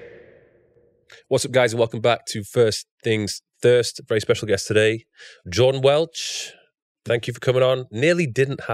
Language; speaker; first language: English; native; English